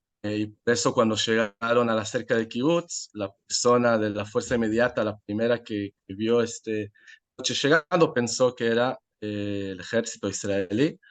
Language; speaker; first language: Spanish; non-native, fluent; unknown